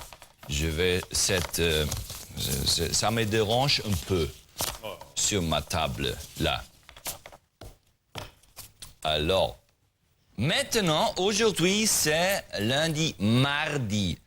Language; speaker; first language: French; non-native, learner; German